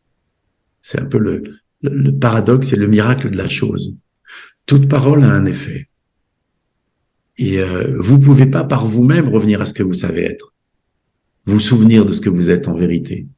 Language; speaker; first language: French; native; French